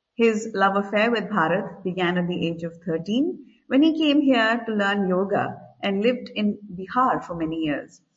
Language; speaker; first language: English; non-native, local second language; Hindi